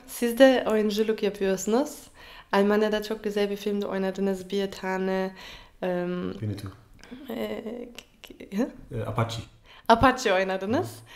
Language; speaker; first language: Turkish; non-native, fluent; German